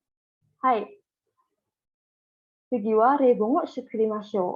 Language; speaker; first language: Japanese; non-native, fluent; Indonesian